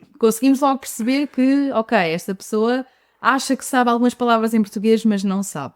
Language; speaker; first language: Portuguese; native; Portuguese